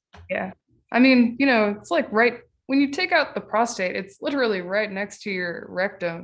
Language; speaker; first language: English; native; English